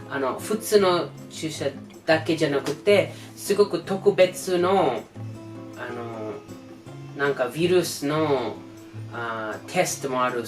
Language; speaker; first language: Japanese; non-native, learner; English